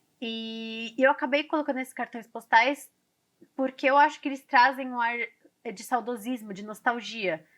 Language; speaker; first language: Portuguese; native; Portuguese